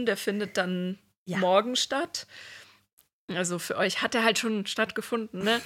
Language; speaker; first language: German; native; German